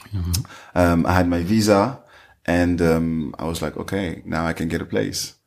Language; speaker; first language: English; non-native, fluent; French